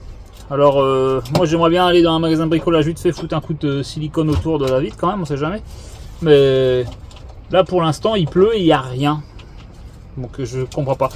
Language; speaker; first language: French; native; French